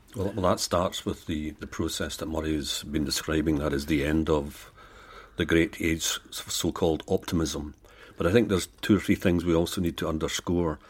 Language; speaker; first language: English; native; English